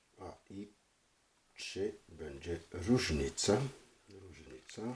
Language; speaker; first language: Polish; non-native, fluent; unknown